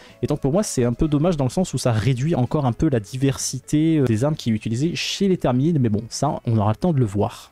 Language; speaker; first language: French; native; French